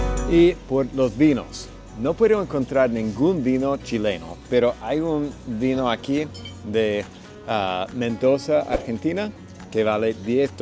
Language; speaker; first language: Spanish; non-native, fluent; English